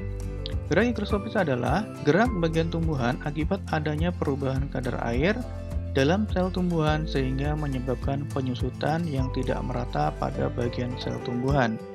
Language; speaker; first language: Indonesian; native; Indonesian